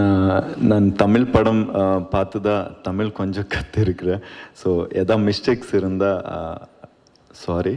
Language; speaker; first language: Tamil; non-native, learner; Kannada